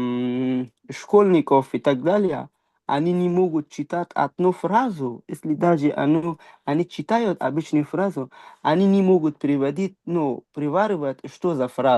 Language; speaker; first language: Russian; non-native, fluent; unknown